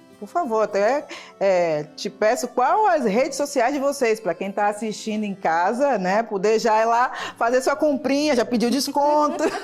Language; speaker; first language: Portuguese; native; Portuguese